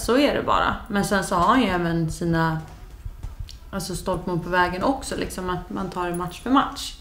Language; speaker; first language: Swedish; native; Swedish